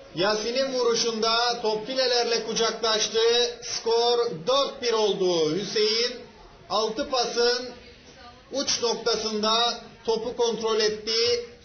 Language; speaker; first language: Turkish; native; Turkish